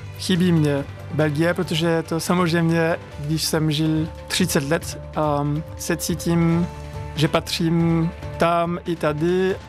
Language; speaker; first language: Czech; non-native, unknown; French